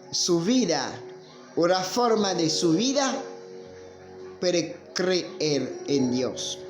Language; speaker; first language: Spanish; non-native, learner; Haitian Creole